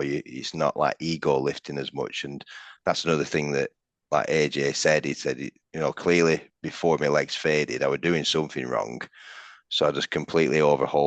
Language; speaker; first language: English; native; English